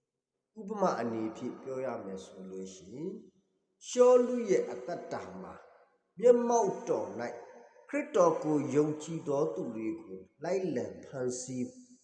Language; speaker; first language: Burmese; non-native, local second language; Karen languages